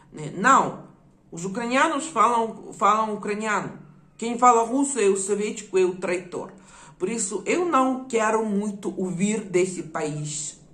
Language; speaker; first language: Portuguese; non-native, fluent; Ukrainian